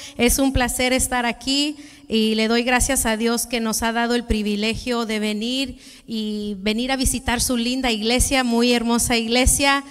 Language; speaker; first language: Spanish; early bilingual, heritage; Spanish